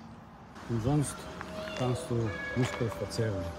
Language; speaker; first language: German; non-native, learner; Chechen